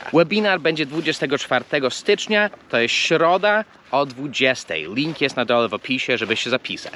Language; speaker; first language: Polish; early bilingual, heritage; English